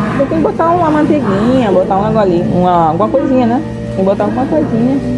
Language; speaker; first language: Portuguese; native; Portuguese